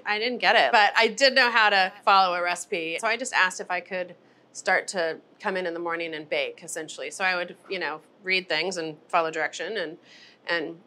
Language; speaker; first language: English; native; English